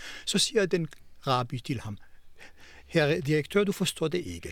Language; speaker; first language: Danish; non-native, fluent; Hebrew